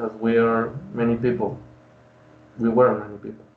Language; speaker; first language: English; non-native, learner; Spanish